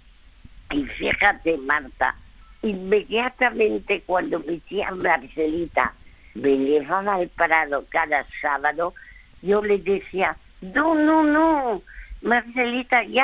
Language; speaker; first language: Spanish; early bilingual, other home language; French